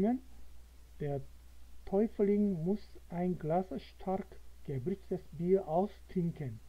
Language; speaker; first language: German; non-native, learner; Korean